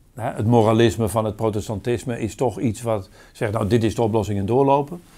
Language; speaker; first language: Dutch; native; Dutch